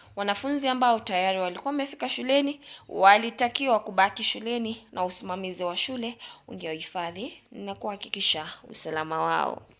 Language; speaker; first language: Swahili; non-native, local second language; Gusii